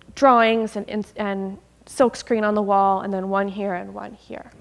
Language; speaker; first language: English; native; English